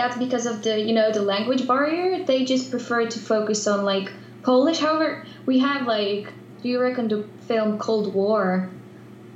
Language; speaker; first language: English; non-native, fluent; Polish